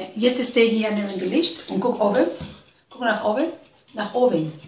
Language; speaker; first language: German; non-native, learner; Spanish